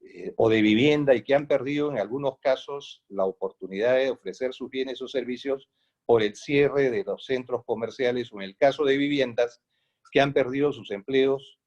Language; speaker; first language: Spanish; native; Spanish